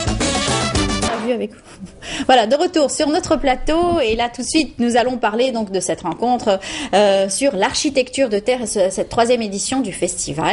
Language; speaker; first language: French; native; French